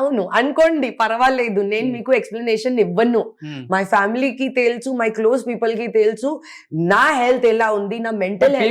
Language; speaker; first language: Telugu; non-native, fluent; Hindi